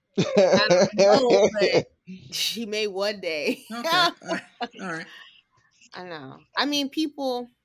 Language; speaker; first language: English; native; English